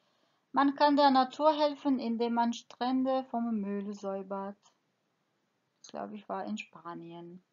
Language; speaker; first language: German; non-native, fluent; Croatian